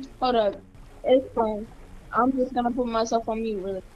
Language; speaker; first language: English; native; English